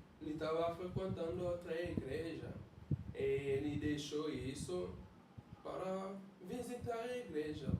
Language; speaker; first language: Portuguese; non-native, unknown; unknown